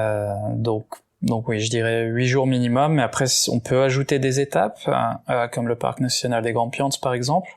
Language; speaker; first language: French; native; French